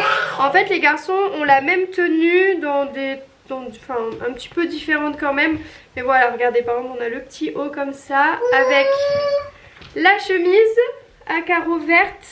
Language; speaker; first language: French; native; French